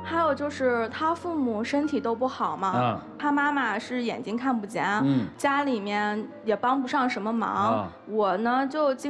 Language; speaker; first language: Chinese; native; Chinese